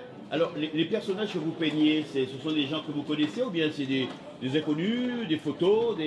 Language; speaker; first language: French; native; French